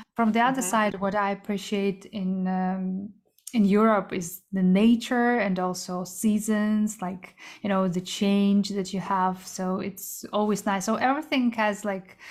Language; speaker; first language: English; early bilingual, other home language; Korean